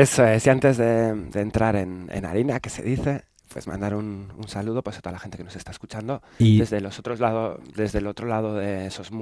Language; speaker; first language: Spanish; native; Spanish